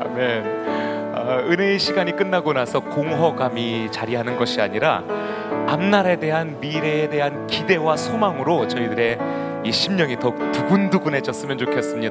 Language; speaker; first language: Korean; native; Korean